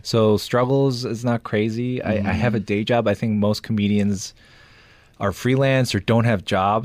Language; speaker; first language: English; early bilingual, other home language; Korean